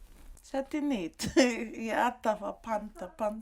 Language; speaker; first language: Icelandic; non-native, learner; English